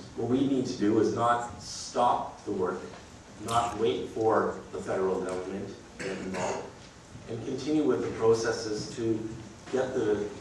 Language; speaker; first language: English; early bilingual, other home language; French